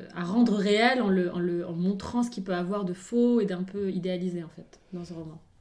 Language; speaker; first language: French; non-native, local second language; Arabic